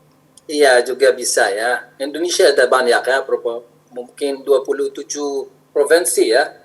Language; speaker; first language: Indonesian; non-native, fluent; Arabic